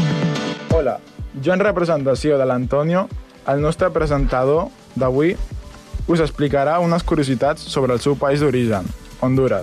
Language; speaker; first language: Catalan; non-native, learner; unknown